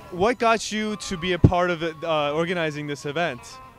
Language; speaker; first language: English; early bilingual, other home language; Persian